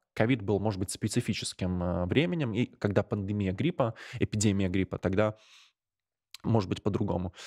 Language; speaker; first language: Russian; non-native, local second language; Latvian